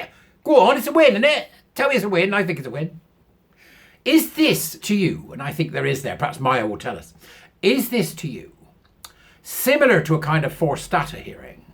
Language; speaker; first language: English; native; English